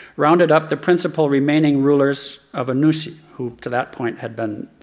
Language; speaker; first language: English; native; English